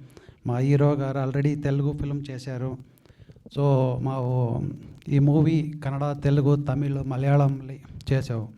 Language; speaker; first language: Telugu; non-native, learner; Kannada